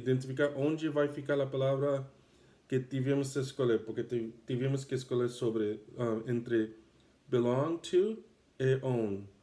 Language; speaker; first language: Portuguese; non-native, fluent; English